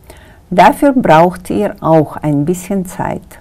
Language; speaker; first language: German; non-native, fluent; Kyrgyz